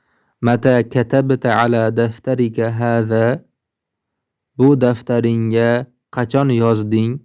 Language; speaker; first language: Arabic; non-native, fluent; Uzbek